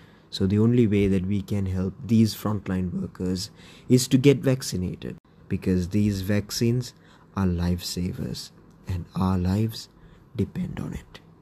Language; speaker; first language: English; non-native, local second language; Tamil